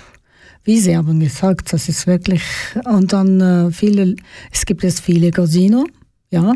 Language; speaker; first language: German; non-native, fluent; Georgian